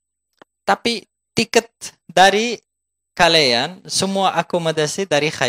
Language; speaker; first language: Indonesian; non-native, fluent; Turkish